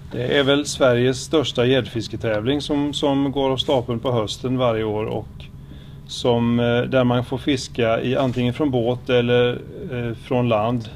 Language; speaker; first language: Swedish; native; Swedish